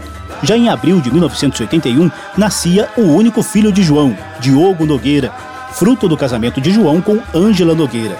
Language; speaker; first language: Portuguese; native; Portuguese